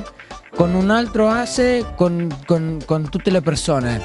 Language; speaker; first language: Italian; non-native, learner; Spanish